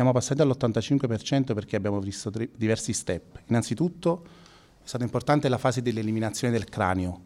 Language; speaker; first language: Italian; native; Italian